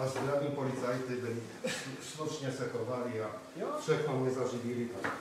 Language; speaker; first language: Czech; non-native, fluent; Polish